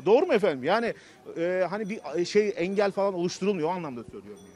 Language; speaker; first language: Turkish; native; Turkish